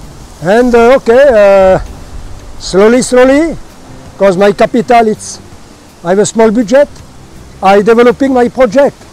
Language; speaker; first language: English; non-native, learner; French